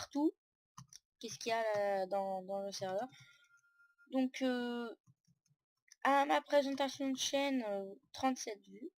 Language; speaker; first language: French; native; French